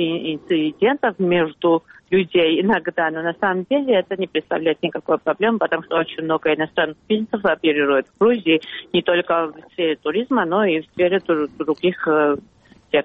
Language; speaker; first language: Russian; non-native, fluent; Georgian